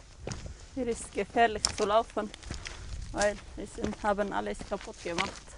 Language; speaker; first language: German; non-native, fluent; Aramaic